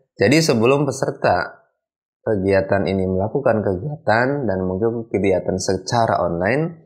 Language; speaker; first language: Indonesian; native; Indonesian